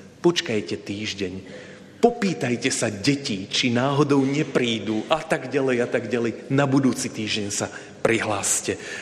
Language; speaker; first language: Slovak; native; Slovak